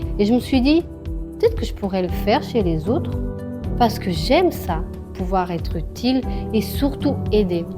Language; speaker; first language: French; non-native, fluent; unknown